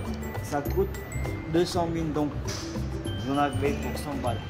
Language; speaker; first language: French; early bilingual, other home language; Vietnamese